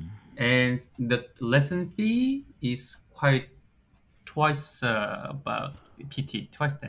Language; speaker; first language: English; non-native, fluent; Korean